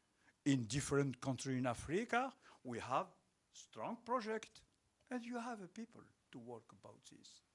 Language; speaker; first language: English; non-native, local second language; French